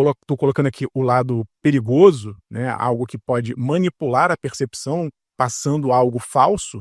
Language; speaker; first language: Portuguese; native; Portuguese